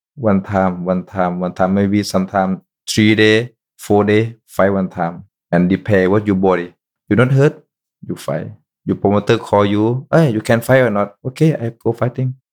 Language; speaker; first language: English; non-native, learner; Thai